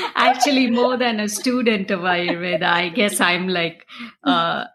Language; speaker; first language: English; non-native, local second language; Tamil